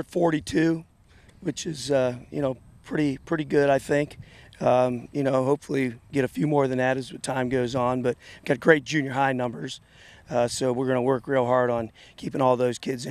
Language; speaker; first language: English; native; English